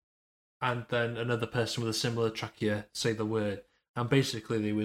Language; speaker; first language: English; native; English